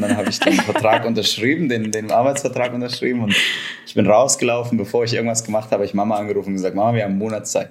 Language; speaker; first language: German; early bilingual, other home language; Russian